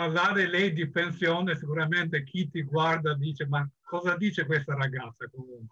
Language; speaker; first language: Italian; non-native, fluent; Albanian